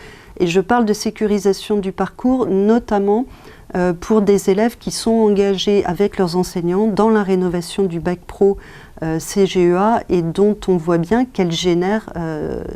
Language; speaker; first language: French; native; French